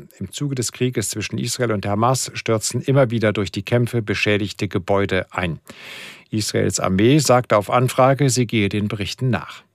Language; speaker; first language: German; native; German